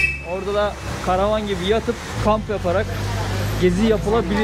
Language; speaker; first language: Turkish; native; Turkish